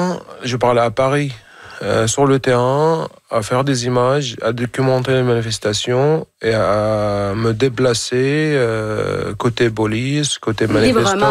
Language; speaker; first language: French; non-native, fluent; Arabic